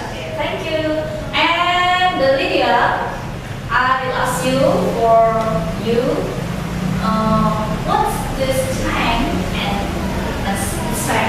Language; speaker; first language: English; non-native, learner; Indonesian